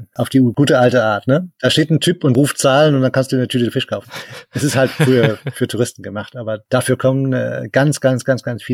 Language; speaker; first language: German; native; German